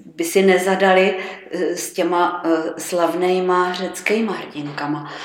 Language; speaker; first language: Czech; native; Czech